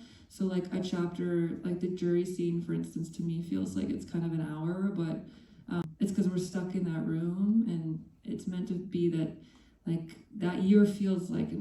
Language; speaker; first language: English; native; English